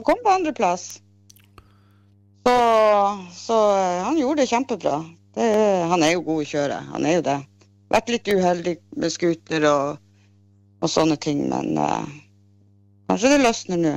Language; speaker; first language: Norwegian; native; Norwegian